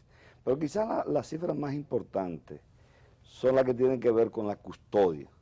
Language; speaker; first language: Spanish; native; Spanish